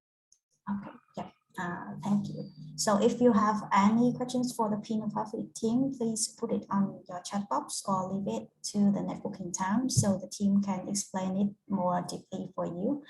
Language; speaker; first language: English; non-native, fluent; Vietnamese